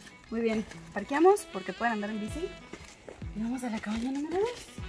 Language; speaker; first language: Spanish; native; Spanish